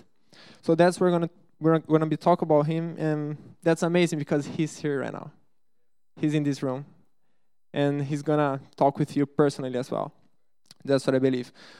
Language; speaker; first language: English; non-native, fluent; Portuguese